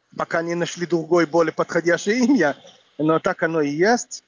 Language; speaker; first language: Russian; non-native, fluent; Hebrew